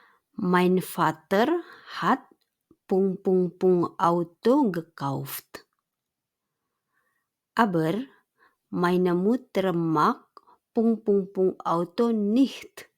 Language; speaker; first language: German; non-native, fluent; Indonesian